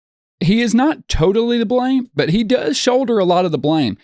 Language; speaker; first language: English; native; English